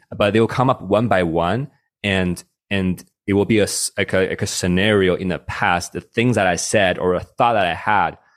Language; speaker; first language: English; non-native, fluent; Chinese